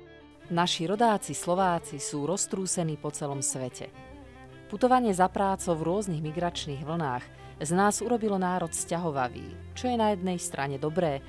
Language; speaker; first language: Slovak; native; Slovak